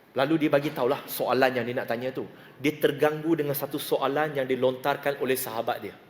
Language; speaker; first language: Malay; non-native, local second language; Chinese